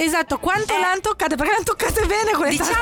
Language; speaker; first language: Italian; native; Italian